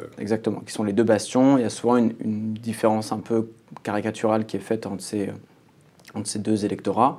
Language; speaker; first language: French; native; French